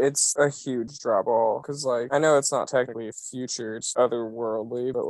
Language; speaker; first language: English; native; English